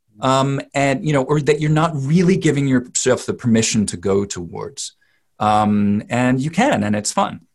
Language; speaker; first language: English; native; English